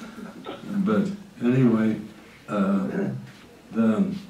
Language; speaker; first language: English; native; English